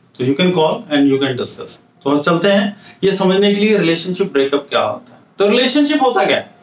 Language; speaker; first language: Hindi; native; Hindi